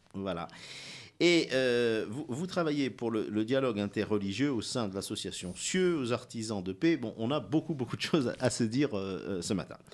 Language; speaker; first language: French; native; French